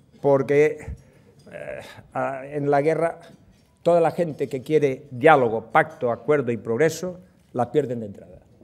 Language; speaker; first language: Spanish; non-native, local second language; Catalan